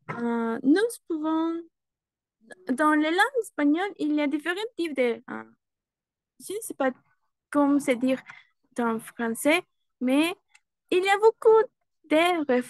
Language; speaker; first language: French; non-native, learner; Spanish